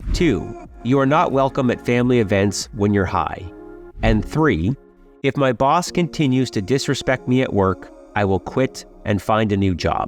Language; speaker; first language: English; native; English